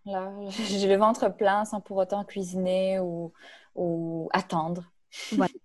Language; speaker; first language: French; non-native, local second language; Arabic